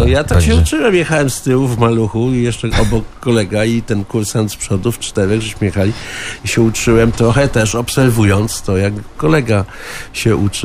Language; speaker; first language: Polish; native; Polish